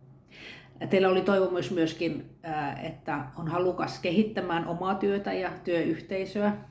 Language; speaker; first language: Finnish; native; Finnish